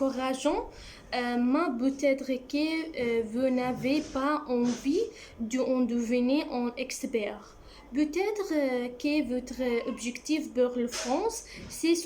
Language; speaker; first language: French; non-native, learner; Arabic